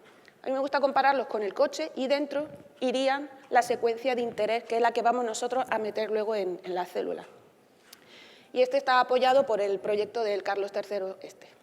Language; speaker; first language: Spanish; native; Spanish